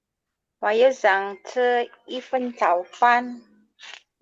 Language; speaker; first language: Chinese; non-native, learner; Indonesian